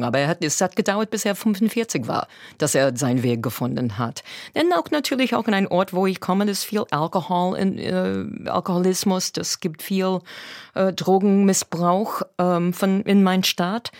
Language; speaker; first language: German; non-native, fluent; English